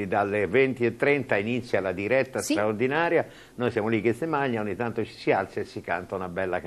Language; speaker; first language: Italian; native; Italian